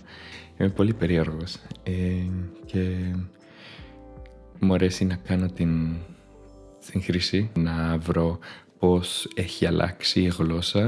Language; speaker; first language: Greek; non-native, fluent; Spanish